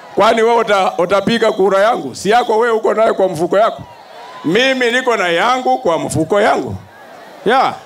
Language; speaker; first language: Swahili; non-native, local second language; Luyia